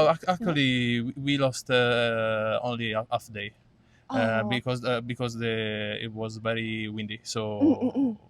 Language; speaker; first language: English; non-native, learner; Italian